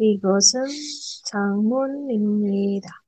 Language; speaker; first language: Korean; non-native, learner; Indonesian